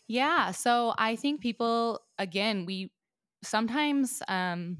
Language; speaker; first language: English; native; English